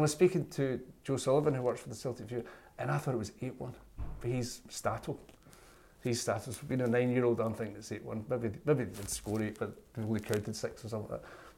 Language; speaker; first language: English; native; English